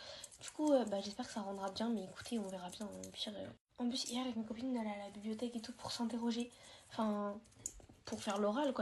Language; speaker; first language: French; native; French